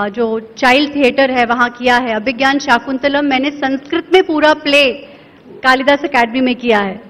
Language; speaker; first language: Hindi; native; Hindi